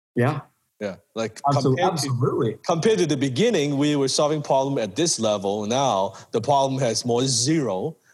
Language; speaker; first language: English; native; English